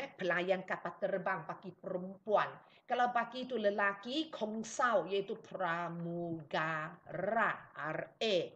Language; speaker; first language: Malay; non-native, local second language; Chinese